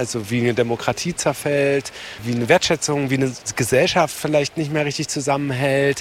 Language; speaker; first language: German; native; German